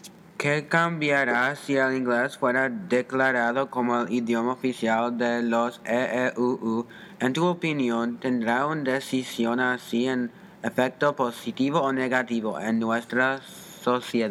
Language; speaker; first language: Spanish; non-native, learner; English